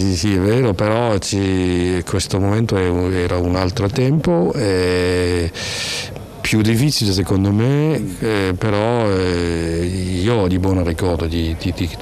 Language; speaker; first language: Italian; non-native, learner; Danish